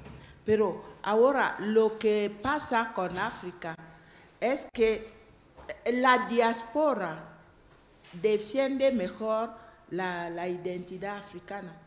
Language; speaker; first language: Spanish; non-native, fluent; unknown